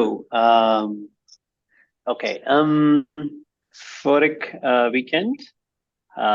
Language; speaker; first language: Dutch; non-native, learner; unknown